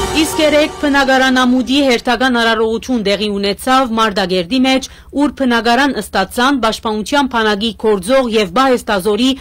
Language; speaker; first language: Armenian; early bilingual, heritage; Armenian